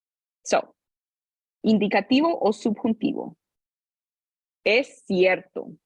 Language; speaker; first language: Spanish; non-native, fluent; English